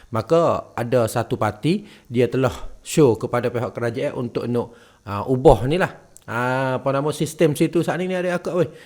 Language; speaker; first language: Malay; native; Malay